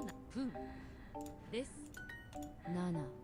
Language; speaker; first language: Japanese; non-native, learner; English